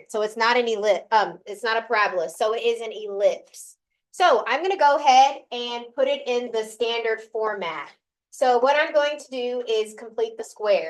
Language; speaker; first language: English; native; English